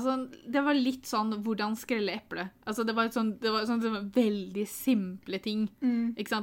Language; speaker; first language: Norwegian; native; Norwegian